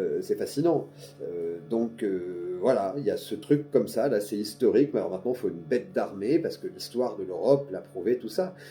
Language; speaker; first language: French; native; French